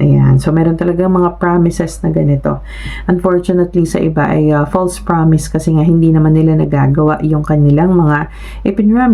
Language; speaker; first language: Filipino; native; Filipino